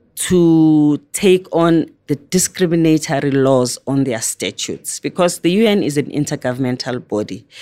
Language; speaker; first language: English; non-native, local second language; Zulu